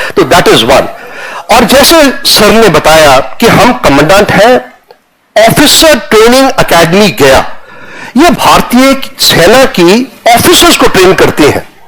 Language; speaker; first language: Hindi; non-native, local second language; Punjabi